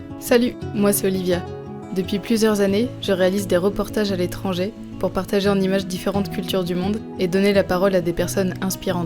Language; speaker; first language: French; native; French